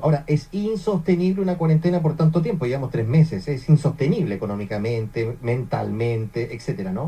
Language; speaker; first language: Spanish; native; Spanish